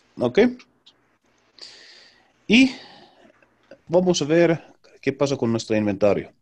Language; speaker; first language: Spanish; non-native, learner; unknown